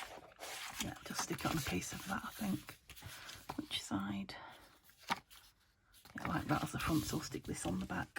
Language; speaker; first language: English; native; English